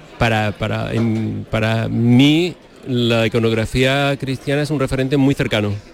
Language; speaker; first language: Spanish; native; Spanish